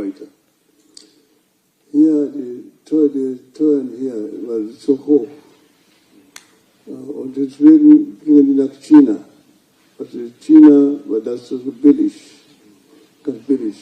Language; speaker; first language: German; non-native, fluent; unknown